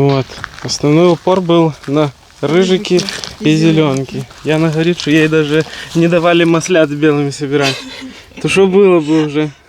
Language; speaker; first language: Russian; native; Russian